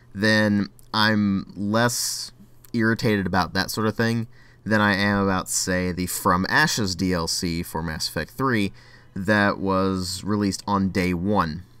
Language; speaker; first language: English; native; English